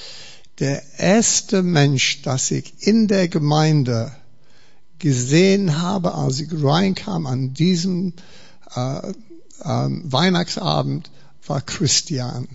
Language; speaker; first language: German; non-native, fluent; English